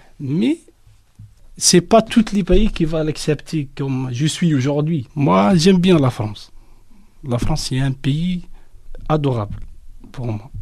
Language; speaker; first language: French; non-native, learner; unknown